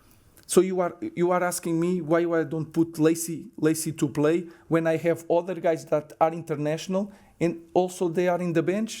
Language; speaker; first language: English; non-native, fluent; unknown